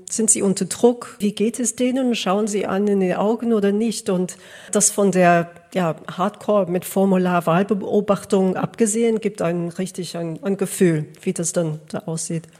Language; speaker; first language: German; non-native, fluent; English